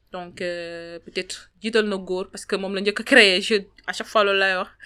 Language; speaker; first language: French; non-native, local second language; Wolof